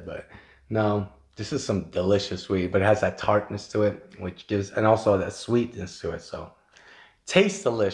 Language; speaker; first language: English; native; English